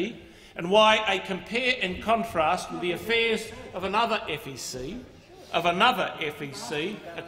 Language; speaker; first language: English; native; English